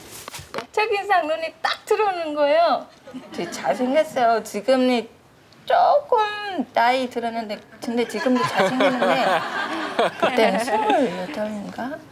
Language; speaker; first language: Korean; non-native, fluent; Vietnamese